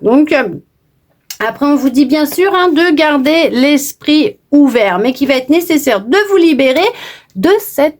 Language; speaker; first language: French; native; French